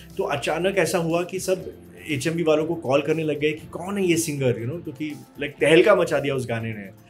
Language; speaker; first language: Hindi; early bilingual, heritage; Hindi